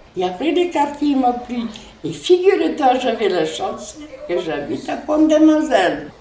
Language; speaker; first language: French; non-native, fluent; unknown